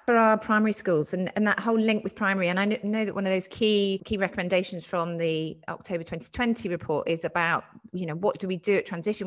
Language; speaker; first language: English; native; English